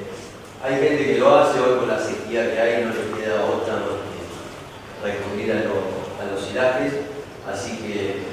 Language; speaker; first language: Spanish; native; Spanish